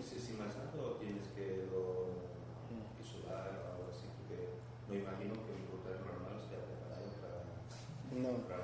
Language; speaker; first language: Spanish; non-native, learner; Portuguese